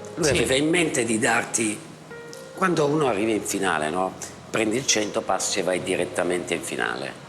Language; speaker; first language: Italian; native; Italian